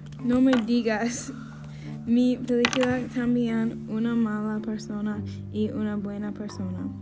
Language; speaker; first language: Spanish; non-native, learner; English